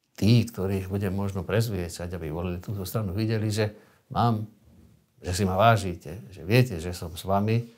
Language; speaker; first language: Slovak; native; Slovak